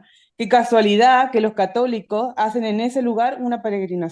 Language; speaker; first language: Spanish; native; Spanish